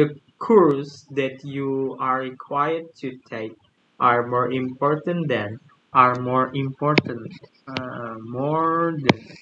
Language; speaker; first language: English; non-native, fluent; Indonesian